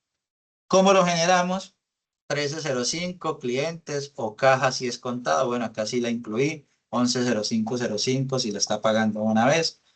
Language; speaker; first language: Spanish; native; Spanish